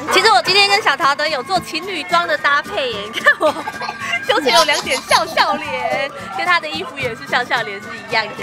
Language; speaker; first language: Chinese; native; Chinese